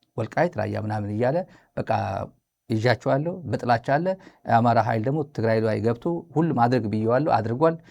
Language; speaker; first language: Amharic; native; Amharic